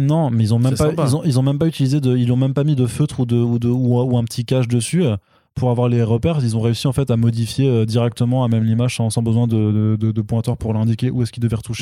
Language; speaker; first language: French; native; French